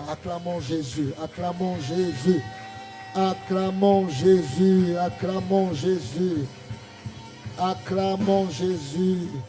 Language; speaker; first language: French; non-native, local second language; Lingala